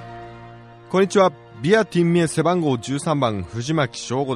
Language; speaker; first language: Japanese; native; Japanese